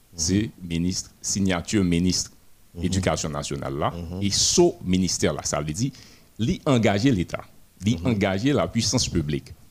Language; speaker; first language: French; non-native, local second language; Haitian Creole